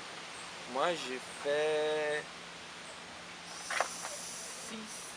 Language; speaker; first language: French; non-native, fluent; Portuguese